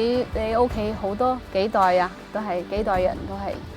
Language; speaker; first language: Chinese; native; Chinese